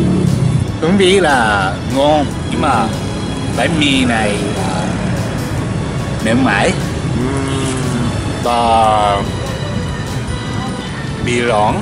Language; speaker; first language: Vietnamese; non-native, learner; Japanese